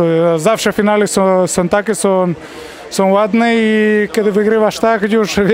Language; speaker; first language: Polish; non-native, fluent; Spanish